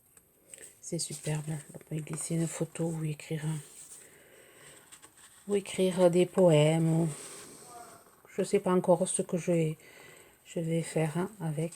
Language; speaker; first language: French; native; French